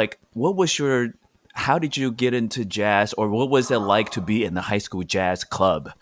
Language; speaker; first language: English; non-native, fluent; Chinese